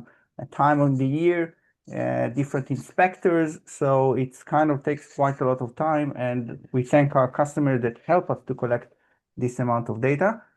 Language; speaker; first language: English; non-native, fluent; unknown